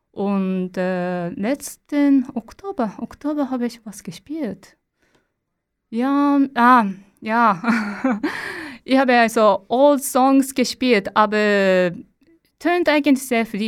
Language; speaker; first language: German; non-native, learner; Japanese